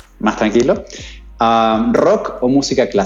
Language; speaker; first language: Spanish; native; Spanish